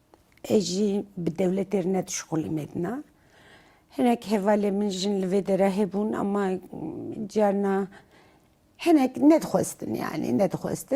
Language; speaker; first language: Kurdish; non-native, local second language; Turkish